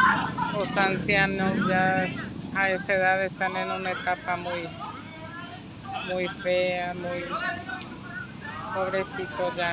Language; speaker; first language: Spanish; native; Spanish